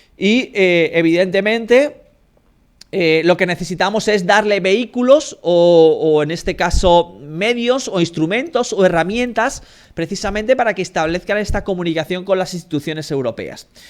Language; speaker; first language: Spanish; native; Spanish